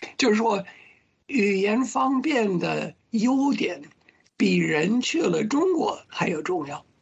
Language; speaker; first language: Chinese; non-native, fluent; English